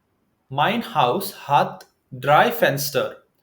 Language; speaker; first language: German; non-native, learner; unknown